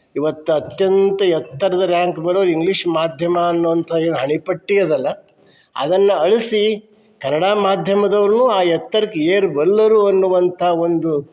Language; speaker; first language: Kannada; native; Kannada